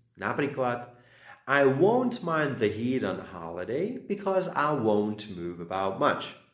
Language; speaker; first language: English; non-native, fluent; Slovak